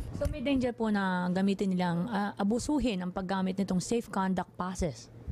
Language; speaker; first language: Filipino; native; Filipino